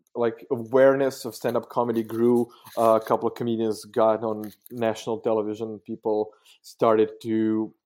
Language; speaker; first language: English; non-native, fluent; Croatian